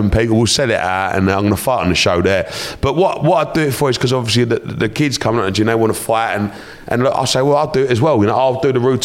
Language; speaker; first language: English; native; English